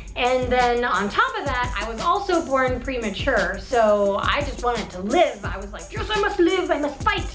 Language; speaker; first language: English; native; English